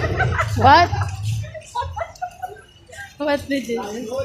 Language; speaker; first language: English; non-native, local second language; Cebuano